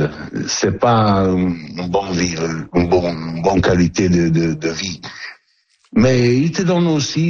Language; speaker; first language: French; non-native, learner; Italian